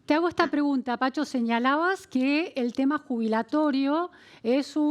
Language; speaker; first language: Spanish; native; Spanish